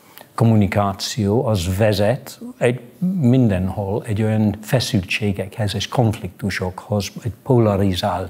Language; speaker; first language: Hungarian; non-native, fluent; English